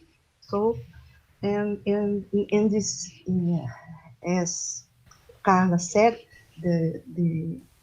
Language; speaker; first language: English; non-native, learner; Portuguese